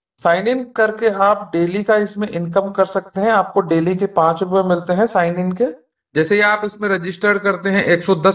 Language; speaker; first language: Hindi; native; Hindi